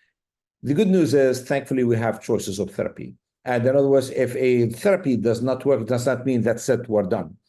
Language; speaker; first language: English; non-native, fluent; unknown